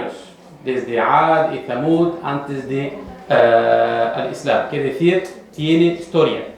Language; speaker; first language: Spanish; non-native, fluent; Arabic